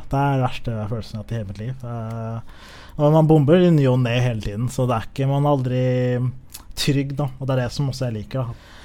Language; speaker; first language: Norwegian; early bilingual, other home language; Somali